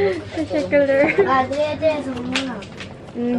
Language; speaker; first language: Turkish; non-native, learner; Filipino